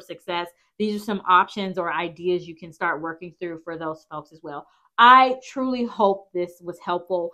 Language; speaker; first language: English; native; English